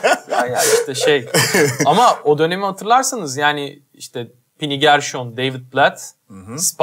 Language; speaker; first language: Turkish; native; Turkish